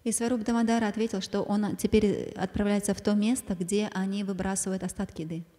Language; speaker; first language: Russian; native; Russian